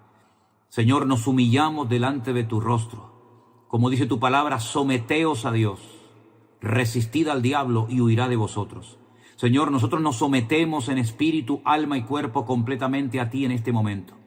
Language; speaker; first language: Spanish; native; Spanish